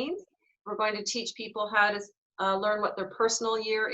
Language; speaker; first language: English; native; English